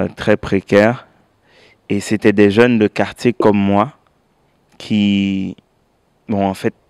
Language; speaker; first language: French; native; French